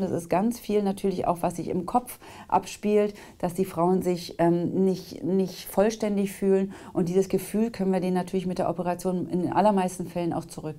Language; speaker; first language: German; native; German